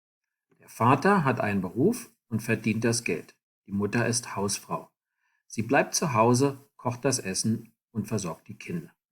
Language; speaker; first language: German; non-native, fluent; English